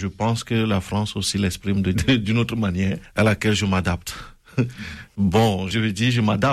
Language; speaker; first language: French; non-native, local second language; Ewe